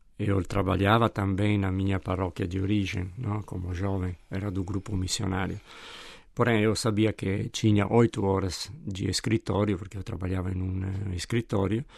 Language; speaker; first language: Portuguese; non-native, fluent; Italian